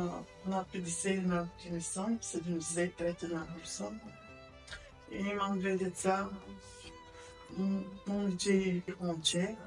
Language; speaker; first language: Bulgarian; non-native, local second language; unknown